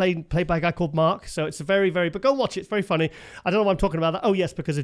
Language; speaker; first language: English; native; English